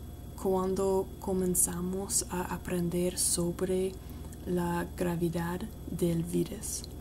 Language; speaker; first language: Spanish; non-native, learner; English